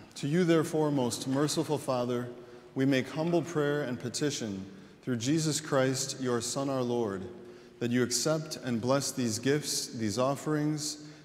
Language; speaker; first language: English; native; English